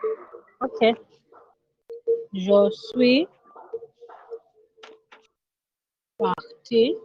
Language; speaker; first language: French; non-native, learner; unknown